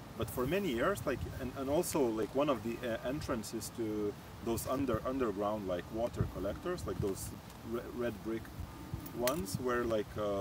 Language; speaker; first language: English; non-native, fluent; Lithuanian